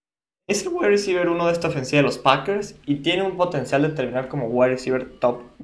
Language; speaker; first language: Spanish; native; Spanish